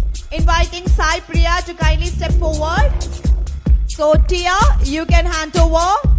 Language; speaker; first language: English; non-native, local second language; Malayalam